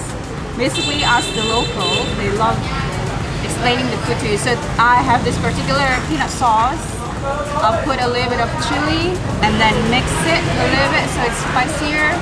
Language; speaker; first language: English; non-native, fluent; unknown